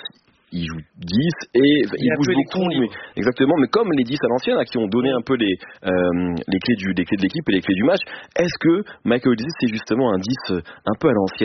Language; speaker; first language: French; native; French